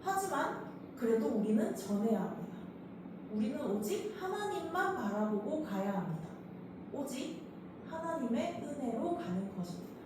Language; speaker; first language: Korean; native; Korean